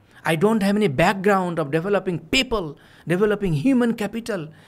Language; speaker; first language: English; non-native, local second language; Bangla